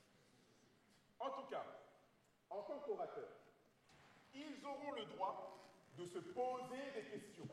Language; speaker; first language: French; native; French